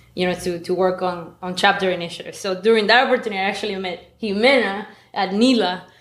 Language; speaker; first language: English; non-native, fluent; Spanish